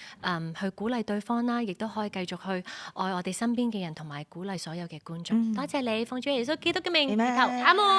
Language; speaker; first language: Cantonese; native; Cantonese